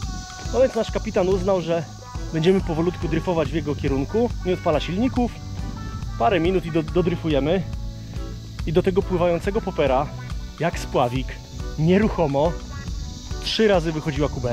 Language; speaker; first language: Polish; native; Polish